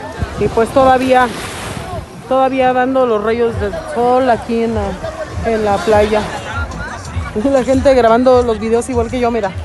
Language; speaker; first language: Spanish; native; Spanish